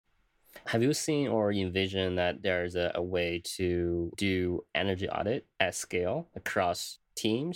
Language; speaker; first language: English; non-native, fluent; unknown